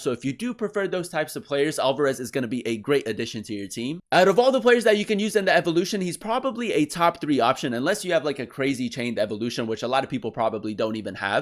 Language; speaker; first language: English; native; English